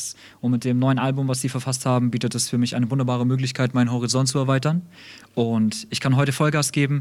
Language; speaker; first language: German; early bilingual, other home language; Russian